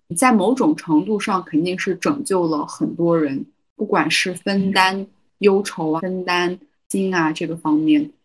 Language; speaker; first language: Chinese; non-native, local second language; Kazakh